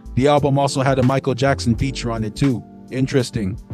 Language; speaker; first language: English; native; English